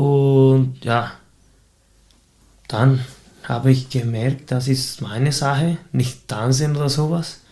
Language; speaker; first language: German; non-native, fluent; Spanish